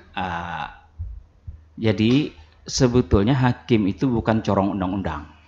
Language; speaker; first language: Indonesian; non-native, local second language; Banjar